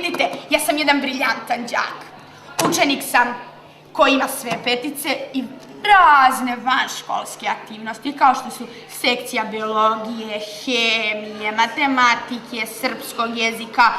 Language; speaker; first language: Bosnian; native; Bosnian